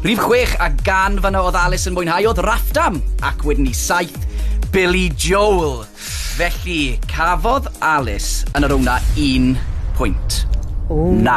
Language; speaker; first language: Welsh; native; Welsh